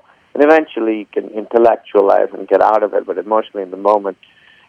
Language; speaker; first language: English; non-native, local second language; Urdu